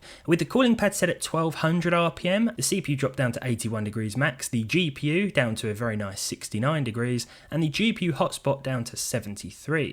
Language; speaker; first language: English; native; English